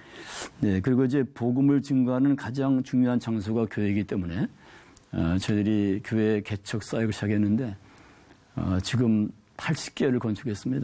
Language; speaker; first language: Korean; native; Korean